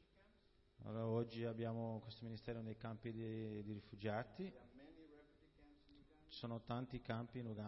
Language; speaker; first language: Italian; non-native, fluent; Portuguese